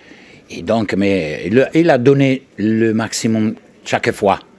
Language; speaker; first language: French; non-native, learner; Italian